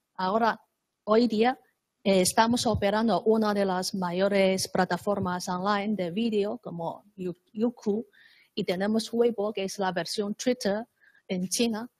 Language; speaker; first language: Spanish; non-native, fluent; Chinese